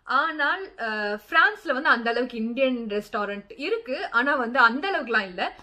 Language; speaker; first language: Tamil; early bilingual, heritage; Tamil